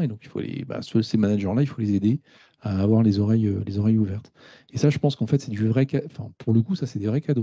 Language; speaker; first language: French; native; French